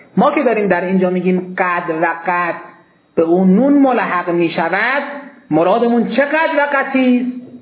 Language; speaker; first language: Persian; native; Persian